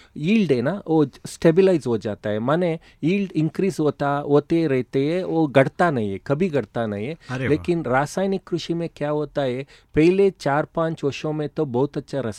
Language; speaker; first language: Hindi; non-native, local second language; Kannada